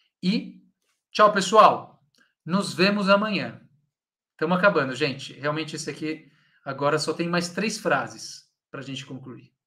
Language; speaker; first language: Portuguese; native; Portuguese